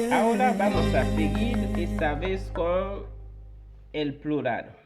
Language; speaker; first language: Spanish; non-native, fluent; Haitian Creole